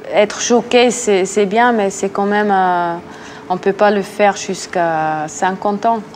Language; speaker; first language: French; non-native, local second language; German